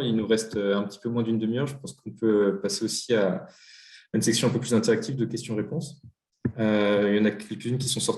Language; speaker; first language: French; native; French